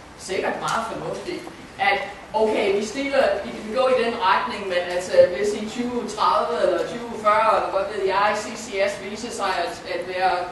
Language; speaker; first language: Danish; non-native, fluent; English